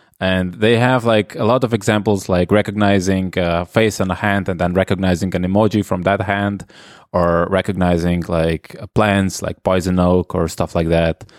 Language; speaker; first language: English; non-native, fluent; Slovenian